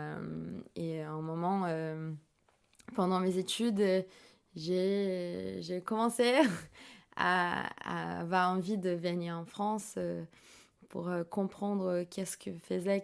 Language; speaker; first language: French; non-native, fluent; Portuguese